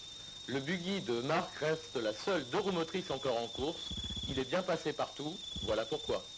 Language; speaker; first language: French; native; French